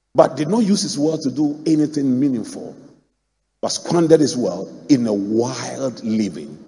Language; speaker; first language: English; non-native, local second language; Akan